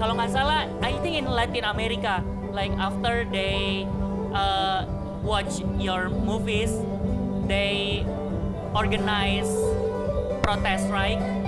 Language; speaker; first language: English; non-native, fluent; Indonesian